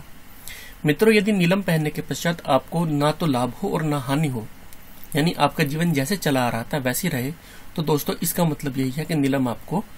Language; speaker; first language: Hindi; native; Hindi